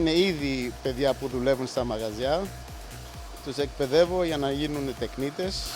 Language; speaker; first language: Greek; early bilingual, heritage; Greek